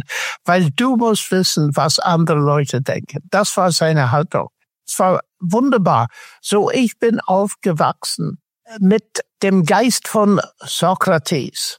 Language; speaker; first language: German; non-native, fluent; English